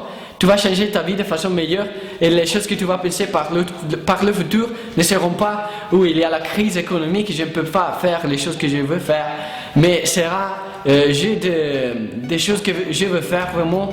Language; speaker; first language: French; non-native, learner; Italian